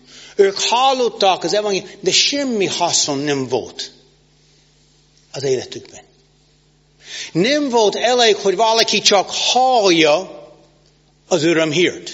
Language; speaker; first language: Hungarian; non-native, fluent; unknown